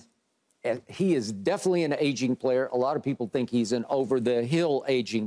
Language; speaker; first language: English; native; English